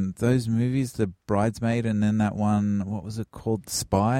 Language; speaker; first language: English; native; English